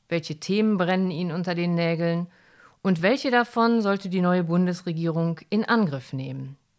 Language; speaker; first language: German; native; German